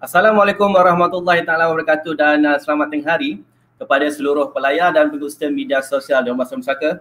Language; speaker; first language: Malay; native; Malay